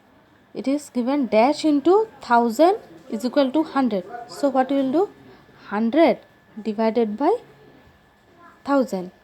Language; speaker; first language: English; non-native, local second language; Assamese